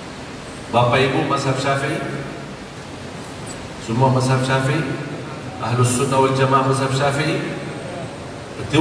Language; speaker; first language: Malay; non-native, fluent; Arabic